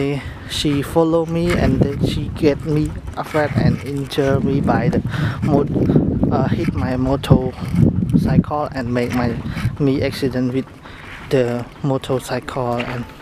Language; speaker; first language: English; non-native, learner; Khmer